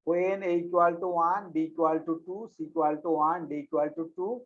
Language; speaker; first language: English; non-native, local second language; Bangla